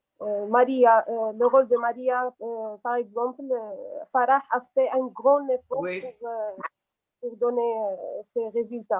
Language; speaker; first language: French; non-native, local second language; Arabic